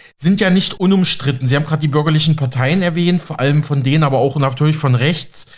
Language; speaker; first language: German; native; German